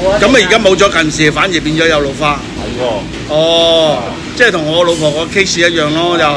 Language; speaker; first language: Cantonese; native; Cantonese